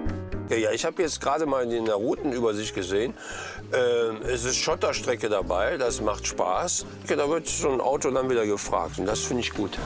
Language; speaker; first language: German; native; German